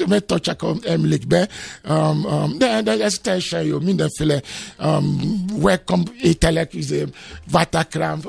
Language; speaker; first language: Hungarian; non-native, learner; Yoruba